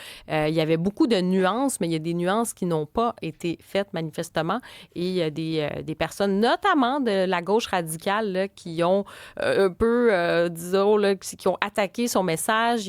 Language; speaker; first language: French; native; French